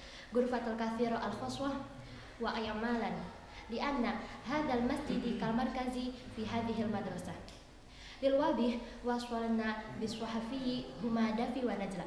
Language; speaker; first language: Arabic; non-native, learner; Indonesian